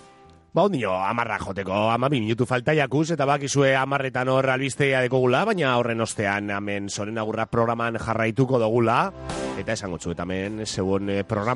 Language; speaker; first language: Basque; native; Basque